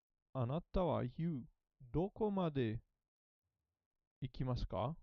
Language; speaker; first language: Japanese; non-native, learner; English